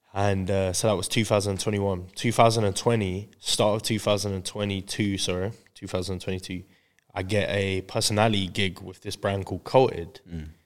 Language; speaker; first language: English; native; English